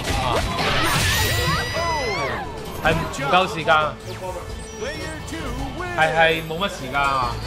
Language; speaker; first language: Chinese; native; Chinese